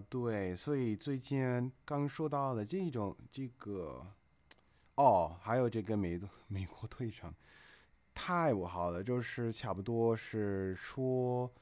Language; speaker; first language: Chinese; non-native, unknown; English